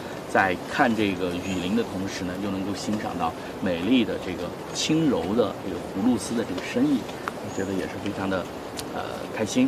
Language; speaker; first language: Chinese; native; Chinese